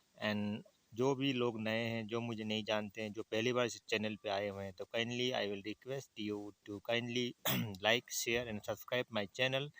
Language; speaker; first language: Hindi; native; Hindi